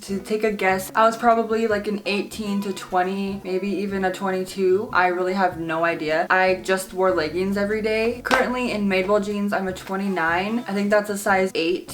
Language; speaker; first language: English; native; English